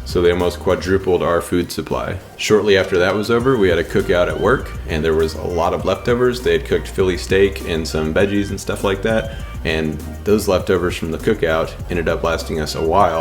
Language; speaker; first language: English; native; English